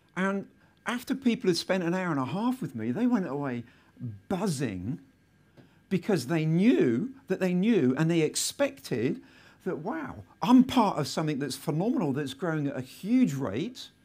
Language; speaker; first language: English; native; English